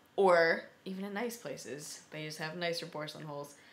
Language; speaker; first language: English; native; English